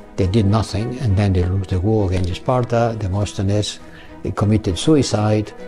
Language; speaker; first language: English; non-native, fluent; Catalan